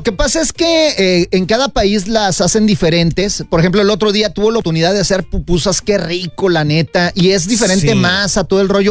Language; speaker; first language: Spanish; native; Spanish